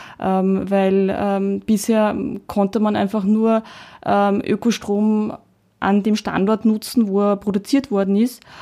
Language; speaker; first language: German; early bilingual, heritage; Czech